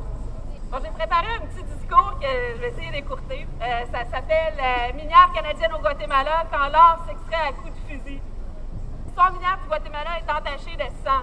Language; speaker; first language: French; native; French